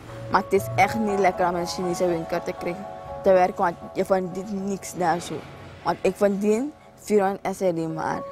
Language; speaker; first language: Dutch; non-native, local second language; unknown